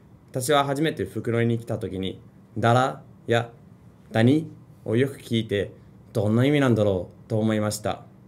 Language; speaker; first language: Japanese; non-native, fluent; English